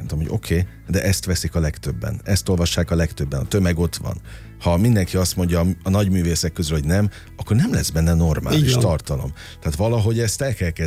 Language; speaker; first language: Hungarian; native; Hungarian